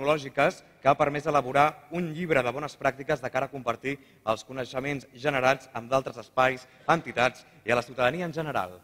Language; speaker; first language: Catalan; native; Catalan